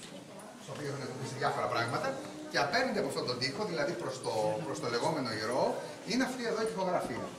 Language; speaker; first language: Greek; native; Greek